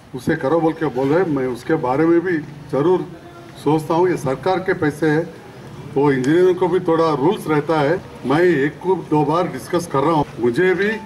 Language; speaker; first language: Hindi; non-native, local second language; Telugu